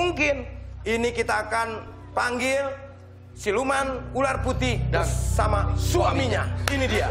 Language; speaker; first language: Indonesian; native; Indonesian